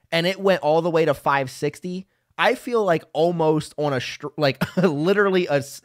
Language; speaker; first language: English; native; English